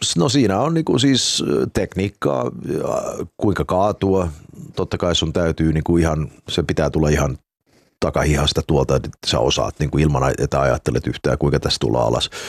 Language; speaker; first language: Finnish; early bilingual, heritage; Finnish